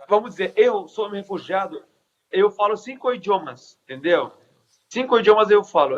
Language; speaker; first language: Portuguese; non-native, fluent; Arabic